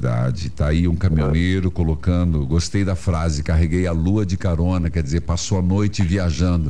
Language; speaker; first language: Portuguese; native; Portuguese